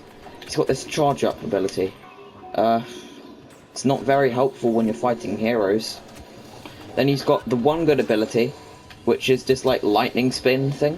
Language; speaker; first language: English; native; English